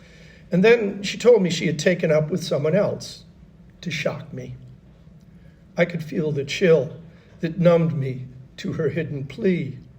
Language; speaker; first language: English; native; English